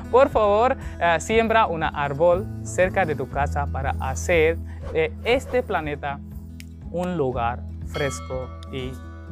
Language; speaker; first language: Spanish; non-native, learner; Hindi